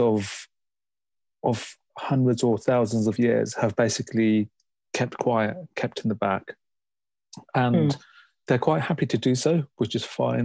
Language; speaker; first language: English; native; English